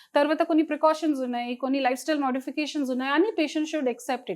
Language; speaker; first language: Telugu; non-native, fluent; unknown